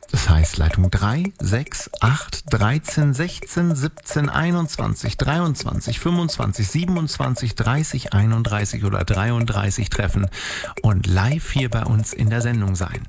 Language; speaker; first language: German; native; German